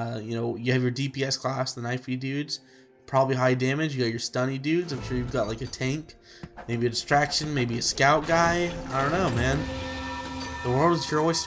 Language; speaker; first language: English; native; English